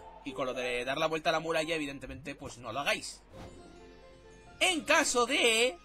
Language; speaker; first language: Spanish; native; Spanish